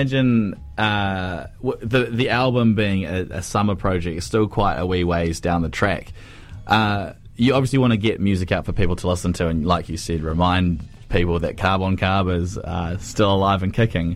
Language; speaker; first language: English; native; English